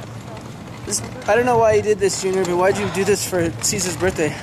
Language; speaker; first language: English; native; English